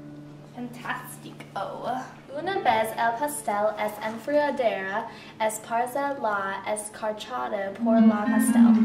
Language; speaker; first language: Spanish; non-native, learner; English